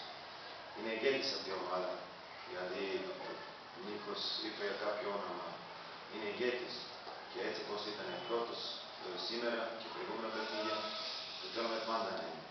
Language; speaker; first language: Greek; non-native, fluent; Serbian